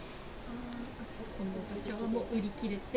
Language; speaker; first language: Japanese; native; Japanese